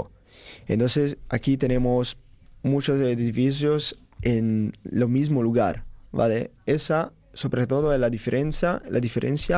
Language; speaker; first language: Spanish; non-native, learner; Italian